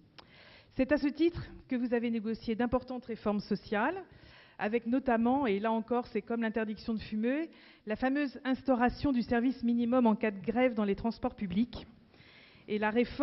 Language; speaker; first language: French; native; French